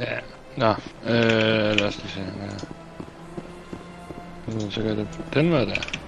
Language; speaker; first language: Danish; native; Danish